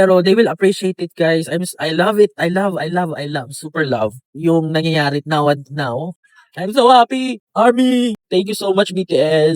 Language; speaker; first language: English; non-native, local second language; Filipino